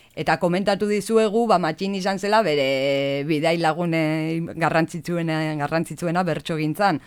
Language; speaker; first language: Basque; native; Basque